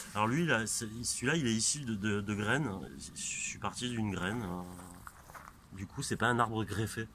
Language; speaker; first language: French; native; French